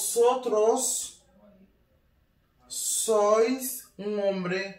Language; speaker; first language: Spanish; non-native, learner; Haitian Creole